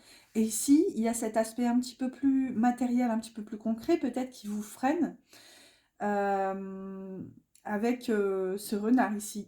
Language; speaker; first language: French; native; French